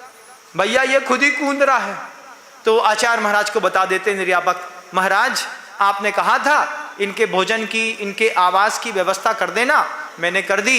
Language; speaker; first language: Hindi; native; Hindi